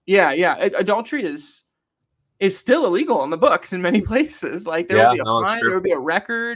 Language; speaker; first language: English; native; English